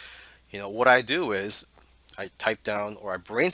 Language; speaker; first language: English; native; English